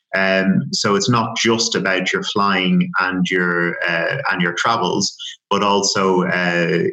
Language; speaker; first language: English; native; English